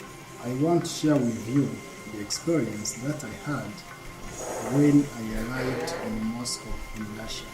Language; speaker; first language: English; non-native, learner; Kinyarwanda